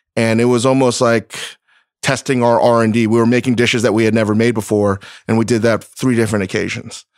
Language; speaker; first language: English; native; English